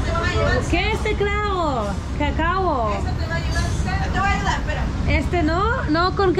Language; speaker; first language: Spanish; non-native, learner; Hebrew